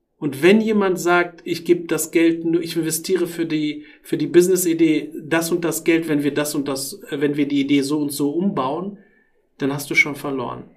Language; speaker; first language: German; early bilingual, other home language; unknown